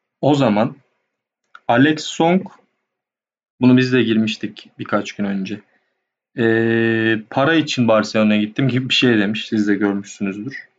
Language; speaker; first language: Turkish; native; Turkish